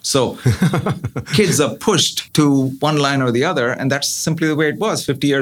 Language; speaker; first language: English; non-native, local second language; Tamil